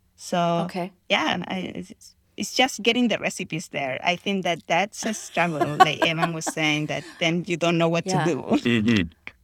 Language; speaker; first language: English; non-native, fluent; Spanish